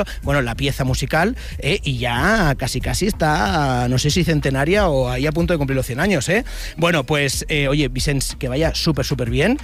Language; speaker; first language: Spanish; native; Spanish